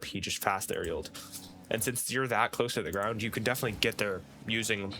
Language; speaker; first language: English; native; English